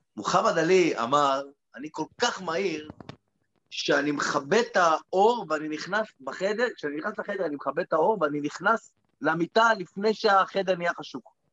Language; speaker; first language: Hebrew; native; Hebrew